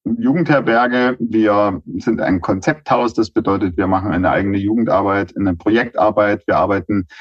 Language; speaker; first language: German; native; German